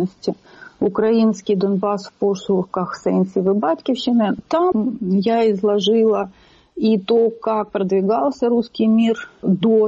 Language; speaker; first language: Russian; native; Russian